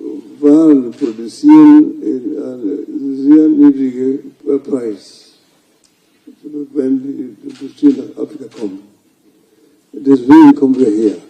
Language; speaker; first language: German; non-native, fluent; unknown